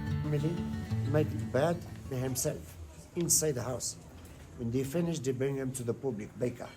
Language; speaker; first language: English; non-native, learner; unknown